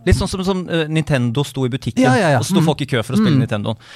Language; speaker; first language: Norwegian; native; Norwegian